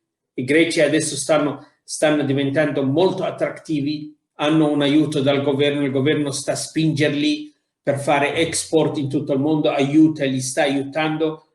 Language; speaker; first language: Italian; non-native, fluent; Arabic